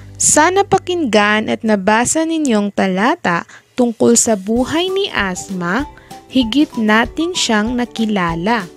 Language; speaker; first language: Filipino; non-native, local second language; Maranao